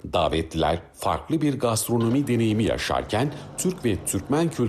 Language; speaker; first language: Turkish; native; Turkish